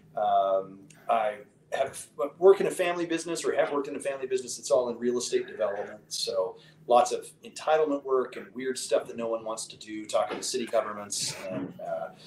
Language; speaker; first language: English; native; English